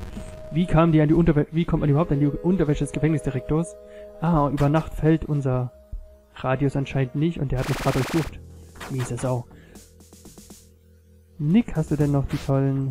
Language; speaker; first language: German; native; German